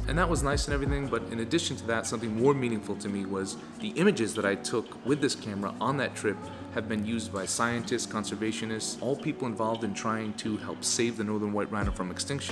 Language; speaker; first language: English; native; English